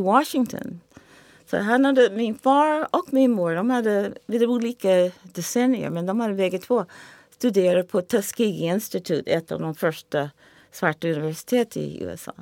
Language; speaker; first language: Swedish; non-native, fluent; English